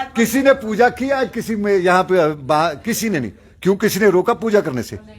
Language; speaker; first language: Urdu; non-native, local second language; Kashmiri